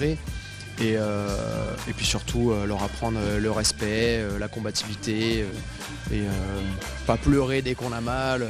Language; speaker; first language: French; native; French